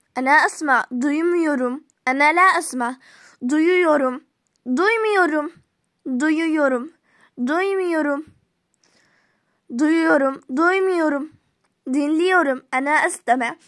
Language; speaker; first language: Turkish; non-native, fluent; Arabic